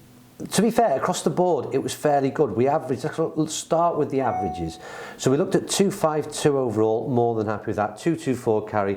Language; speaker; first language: English; native; English